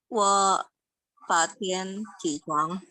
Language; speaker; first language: Chinese; non-native, learner; Indonesian